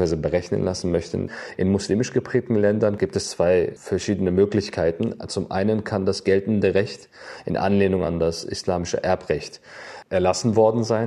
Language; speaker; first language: German; native; German